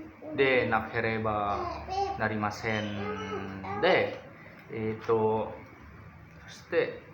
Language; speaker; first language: Japanese; non-native, learner; Indonesian